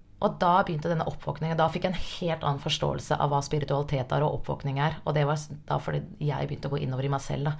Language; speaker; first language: Norwegian; native; Norwegian